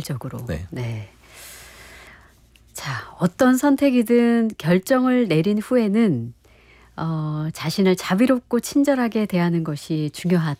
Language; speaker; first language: Korean; native; Korean